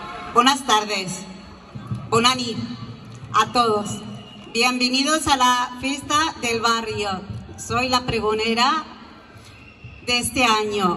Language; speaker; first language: Spanish; non-native, fluent; Arabic